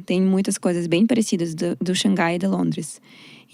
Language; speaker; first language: Portuguese; non-native, learner; Russian